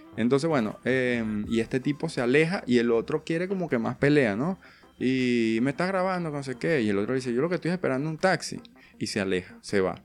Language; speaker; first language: Spanish; native; Spanish